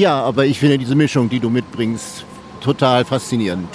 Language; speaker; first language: German; native; German